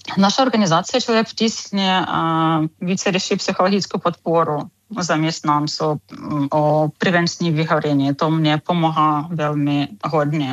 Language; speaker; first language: Czech; non-native, fluent; Ukrainian